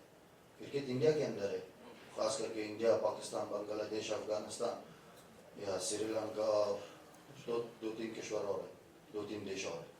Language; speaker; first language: Hindi; non-native, fluent; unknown